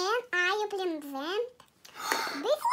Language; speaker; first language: English; non-native, learner; Russian